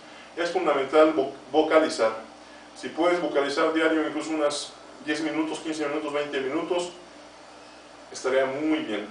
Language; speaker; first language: Spanish; native; Spanish